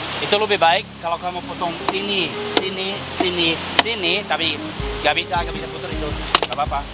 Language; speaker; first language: Indonesian; non-native, learner; English